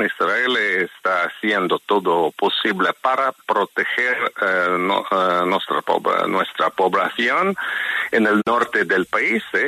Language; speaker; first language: Spanish; non-native, fluent; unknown